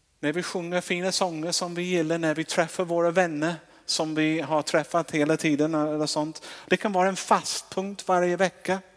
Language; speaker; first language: Swedish; non-native, fluent; English